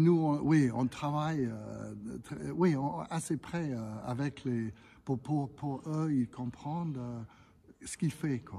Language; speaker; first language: French; non-native, fluent; English